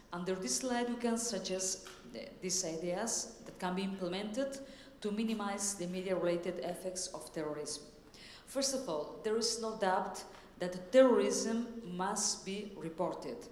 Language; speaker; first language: English; non-native, fluent; Spanish